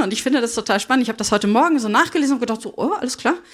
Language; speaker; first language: German; native; German